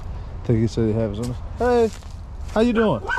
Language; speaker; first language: English; native; English